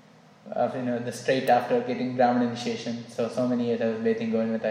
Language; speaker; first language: English; non-native, local second language; Malayalam